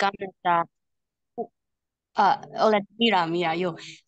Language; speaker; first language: Finnish; non-native, learner; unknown